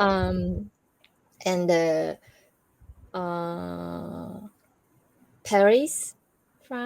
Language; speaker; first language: English; non-native, learner; Japanese